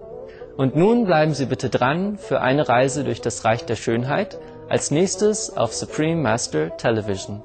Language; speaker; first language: German; native; German